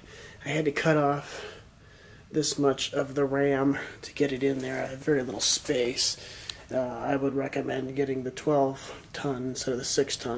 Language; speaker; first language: English; native; English